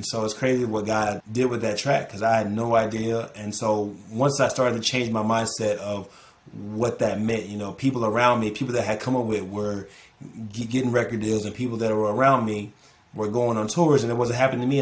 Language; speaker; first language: English; native; English